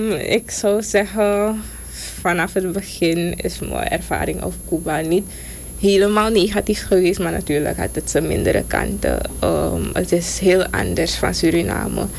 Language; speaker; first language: Dutch; native; Dutch